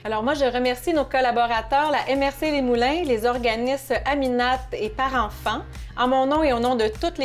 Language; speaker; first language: French; native; French